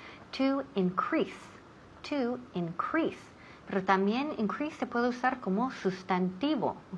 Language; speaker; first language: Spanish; non-native, fluent; English